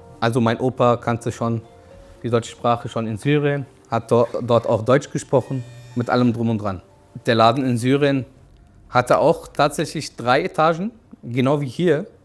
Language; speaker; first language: German; early bilingual, other home language; Arabic